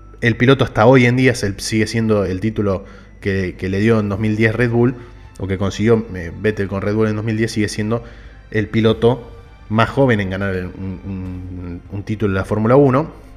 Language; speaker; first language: Spanish; native; Spanish